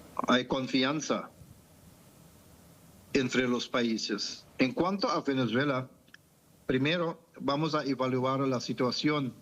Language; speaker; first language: Spanish; non-native, fluent; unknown